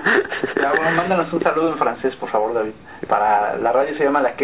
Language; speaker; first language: Spanish; native; Spanish